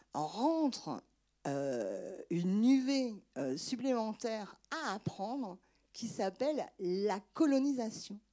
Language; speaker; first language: French; native; French